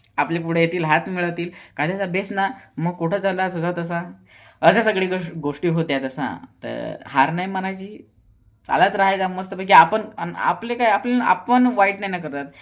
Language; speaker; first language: Marathi; non-native, local second language; Kukna